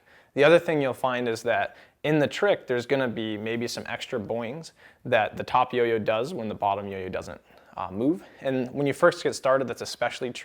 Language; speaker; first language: English; native; English